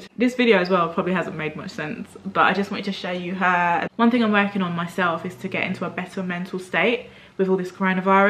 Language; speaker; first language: English; native; English